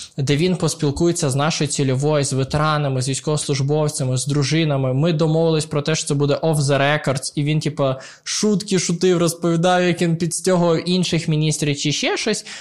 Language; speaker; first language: Ukrainian; native; Ukrainian